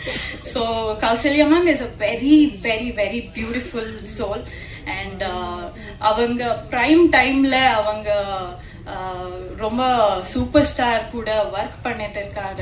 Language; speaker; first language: Tamil; non-native, learner; Kannada